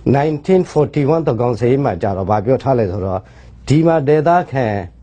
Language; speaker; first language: Burmese; non-native, local second language; Rohingya